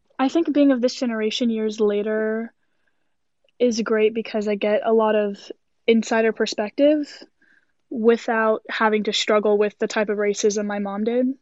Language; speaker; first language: English; native; English